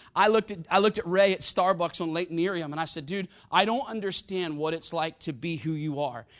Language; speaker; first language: English; native; English